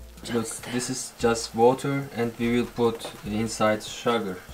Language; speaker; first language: English; non-native, learner; Turkish